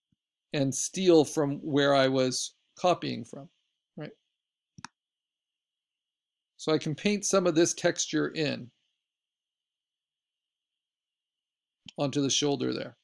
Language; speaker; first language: English; native; English